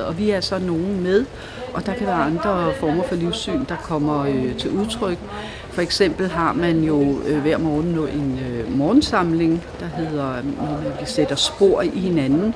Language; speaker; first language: Danish; native; Danish